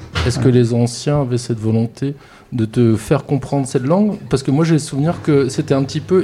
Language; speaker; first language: French; native; French